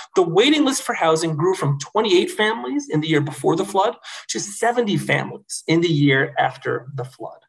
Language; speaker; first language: English; native; English